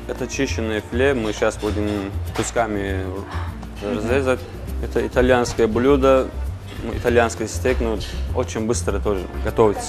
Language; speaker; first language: Russian; non-native, learner; Turkish